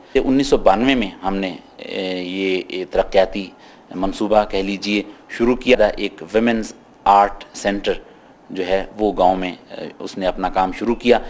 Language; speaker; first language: Urdu; non-native, local second language; Punjabi